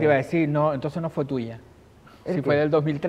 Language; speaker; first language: Spanish; native; Spanish